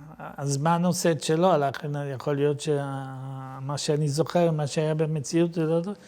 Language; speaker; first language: Hebrew; non-native, fluent; Italian